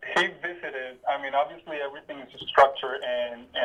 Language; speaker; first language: English; non-native, fluent; Spanish